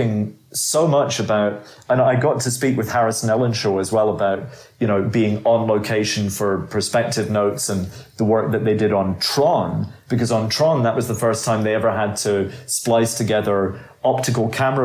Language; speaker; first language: English; native; English